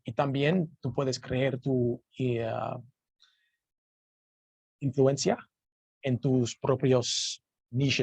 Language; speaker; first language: Spanish; non-native, learner; English